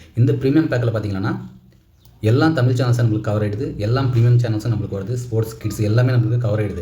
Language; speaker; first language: Tamil; non-native, local second language; Telugu